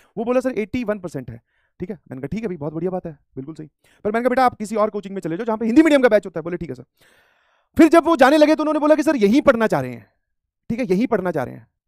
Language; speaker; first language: Hindi; native; Hindi